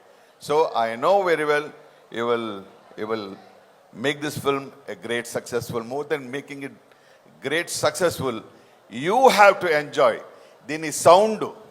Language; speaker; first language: Telugu; non-native, fluent; Tamil